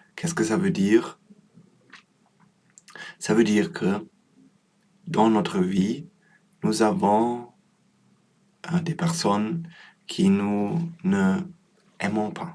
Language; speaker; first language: French; non-native, learner; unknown